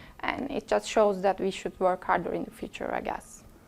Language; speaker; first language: English; non-native, fluent; Turkish